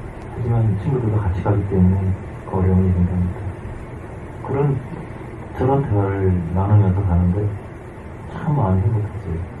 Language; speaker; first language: Korean; native; Korean